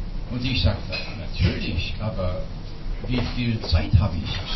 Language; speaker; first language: German; non-native, learner; English